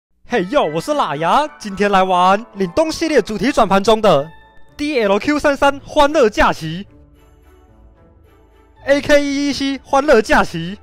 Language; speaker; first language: Chinese; native; Chinese